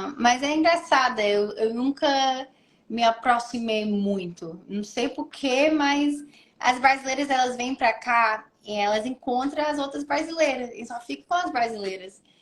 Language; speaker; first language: Portuguese; early bilingual, heritage; English